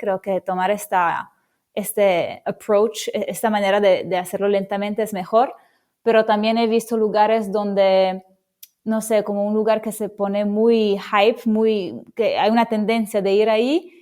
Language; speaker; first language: Spanish; non-native, fluent; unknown